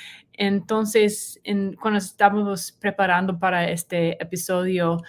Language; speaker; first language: Spanish; non-native, learner; English